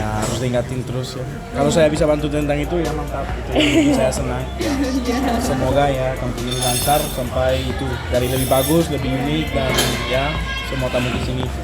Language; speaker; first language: Indonesian; non-native, fluent; Spanish